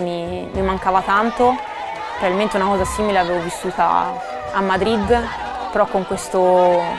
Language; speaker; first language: Italian; native; Italian